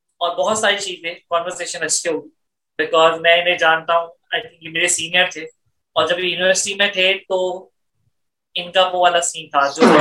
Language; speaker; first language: Urdu; native; Urdu